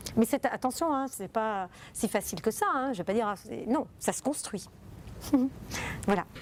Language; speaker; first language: French; non-native, fluent; Italian